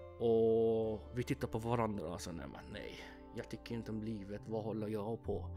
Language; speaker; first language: Swedish; non-native, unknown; Persian